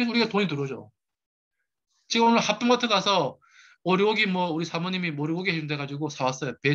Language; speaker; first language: Korean; native; Korean